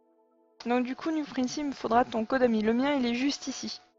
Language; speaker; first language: French; native; French